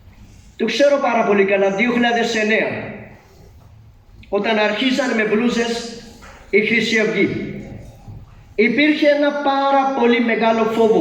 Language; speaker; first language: Greek; non-native, fluent; Urdu